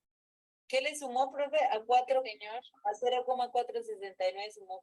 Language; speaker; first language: Spanish; native; Spanish